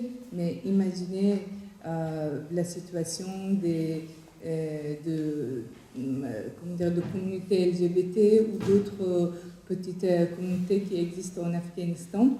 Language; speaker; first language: French; non-native, fluent; Persian